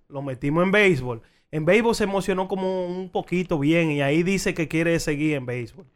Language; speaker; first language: Spanish; early bilingual, heritage; Spanish